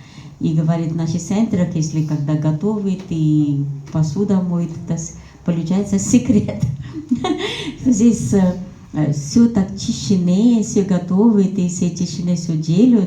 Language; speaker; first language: Russian; non-native, fluent; Hindi